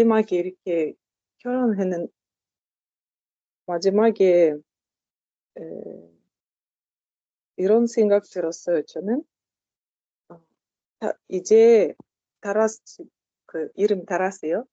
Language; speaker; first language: Korean; non-native, learner; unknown